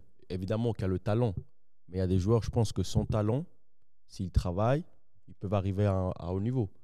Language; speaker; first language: French; native; French